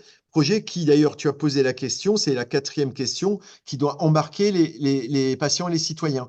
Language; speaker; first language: French; native; French